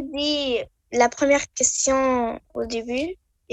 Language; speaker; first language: French; non-native, learner; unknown